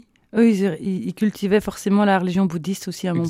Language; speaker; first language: French; native; French